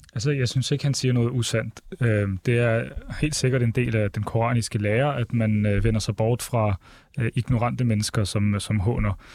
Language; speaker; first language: Danish; early bilingual, other home language; Arabic